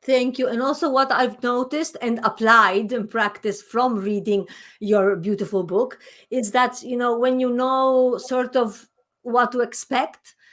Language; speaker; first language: English; non-native, fluent; Italian